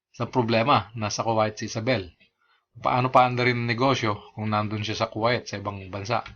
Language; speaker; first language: Filipino; non-native, local second language; Iloko